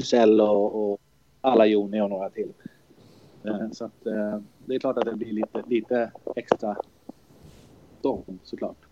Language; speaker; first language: Swedish; native; Swedish